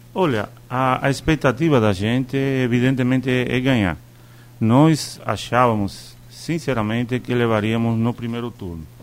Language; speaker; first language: Portuguese; non-native, fluent; Spanish